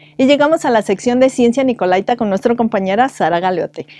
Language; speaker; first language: Spanish; native; Spanish